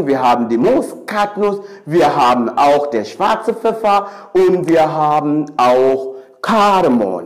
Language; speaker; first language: German; non-native, fluent; Swahili